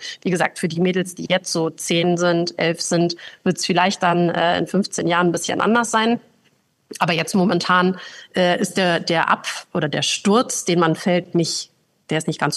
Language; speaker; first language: German; native; German